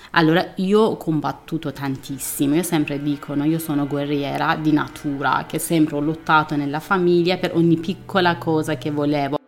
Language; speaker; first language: Italian; non-native, fluent; Persian